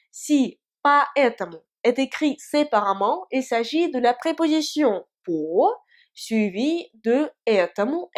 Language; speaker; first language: French; non-native, fluent; Russian